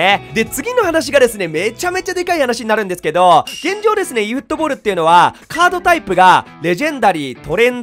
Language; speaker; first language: Japanese; native; Japanese